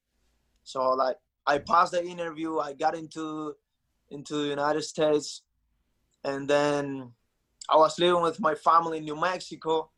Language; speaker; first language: English; non-native, fluent; Spanish